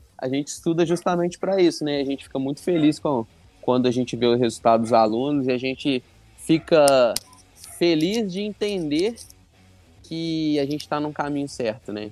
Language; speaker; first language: Portuguese; native; Portuguese